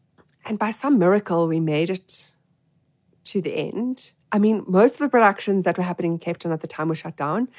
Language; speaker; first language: English; native; English